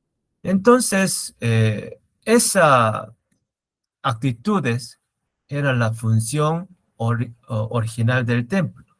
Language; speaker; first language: Spanish; non-native, learner; Korean